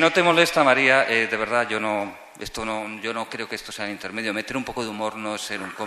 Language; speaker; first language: Spanish; native; Spanish